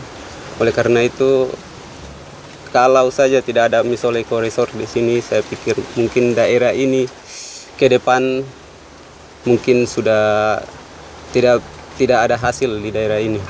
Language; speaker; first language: Indonesian; non-native, local second language; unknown